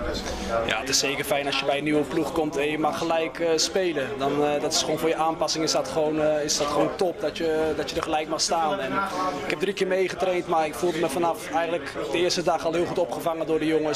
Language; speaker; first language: Dutch; native; Dutch